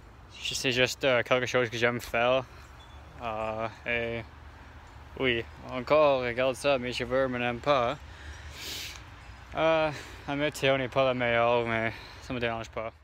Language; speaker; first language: French; non-native, learner; English